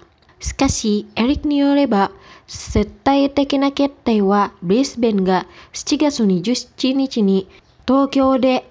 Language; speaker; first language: Japanese; non-native, fluent; Indonesian